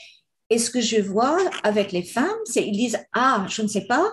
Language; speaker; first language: French; non-native, fluent; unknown